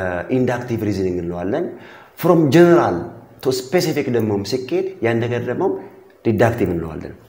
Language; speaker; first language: English; non-native, local second language; Amharic